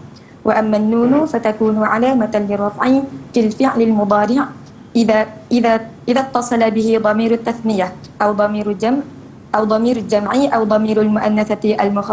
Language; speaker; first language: Arabic; non-native, learner; Malay